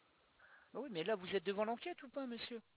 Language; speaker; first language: French; native; French